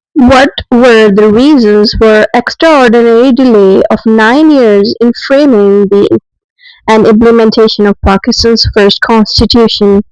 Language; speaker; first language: English; non-native, local second language; Urdu